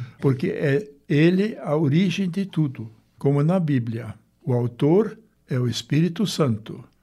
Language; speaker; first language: Portuguese; early bilingual, other home language; German